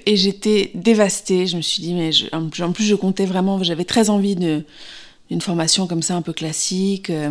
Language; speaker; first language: French; native; French